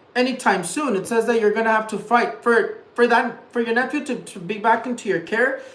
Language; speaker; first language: English; early bilingual, other home language; Spanish